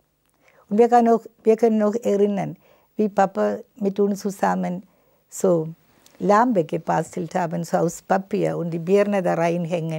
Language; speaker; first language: German; non-native, fluent; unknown